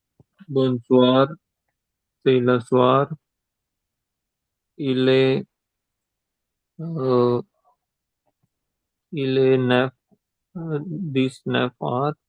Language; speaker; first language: French; non-native, learner; Punjabi